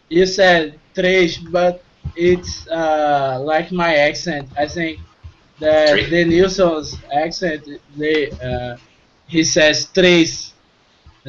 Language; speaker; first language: English; non-native, fluent; Portuguese